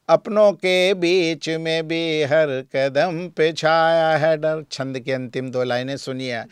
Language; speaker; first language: Hindi; native; Hindi